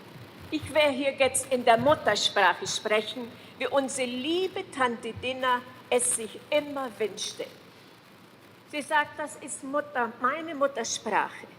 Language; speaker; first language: German; early bilingual, heritage; German